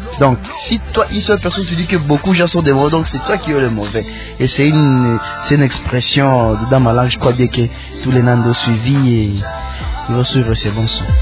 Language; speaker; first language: French; non-native, local second language; Nande